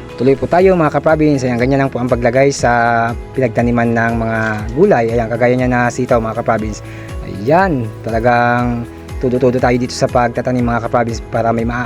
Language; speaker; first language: Filipino; non-native, local second language; Bikol